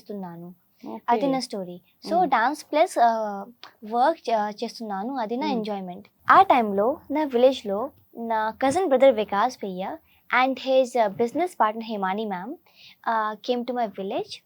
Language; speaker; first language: Telugu; non-native, learner; Hindi